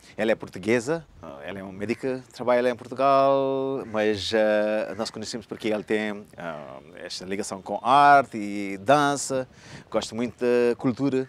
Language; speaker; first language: Portuguese; non-native, learner; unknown